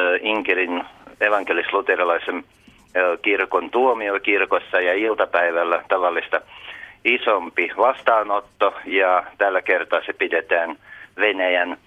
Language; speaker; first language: Finnish; early bilingual, heritage; Russian